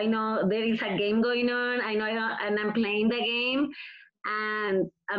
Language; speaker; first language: English; non-native, fluent; Spanish